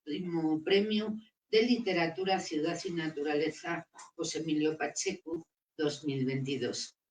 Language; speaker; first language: Spanish; native; Spanish